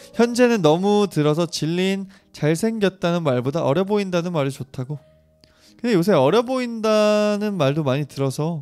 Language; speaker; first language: Korean; native; Korean